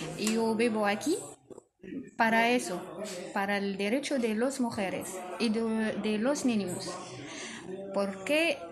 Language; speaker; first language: Spanish; non-native, learner; Arabic